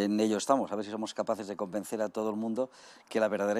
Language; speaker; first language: Spanish; native; Spanish